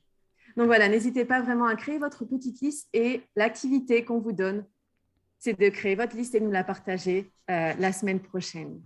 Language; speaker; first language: French; native; French